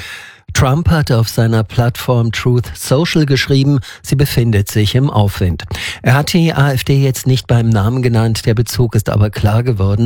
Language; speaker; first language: German; native; German